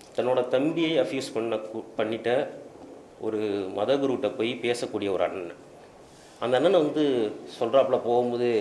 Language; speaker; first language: Tamil; native; Tamil